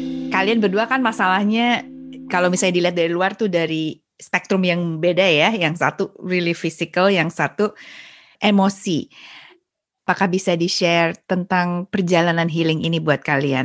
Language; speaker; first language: Indonesian; native; Indonesian